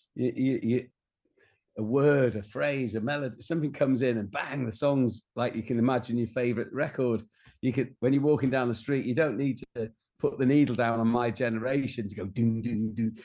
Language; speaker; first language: English; native; English